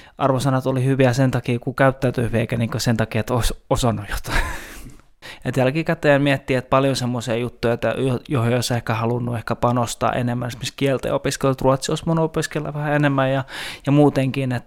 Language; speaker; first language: Finnish; native; Finnish